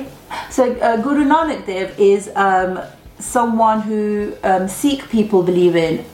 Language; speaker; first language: English; early bilingual, other home language; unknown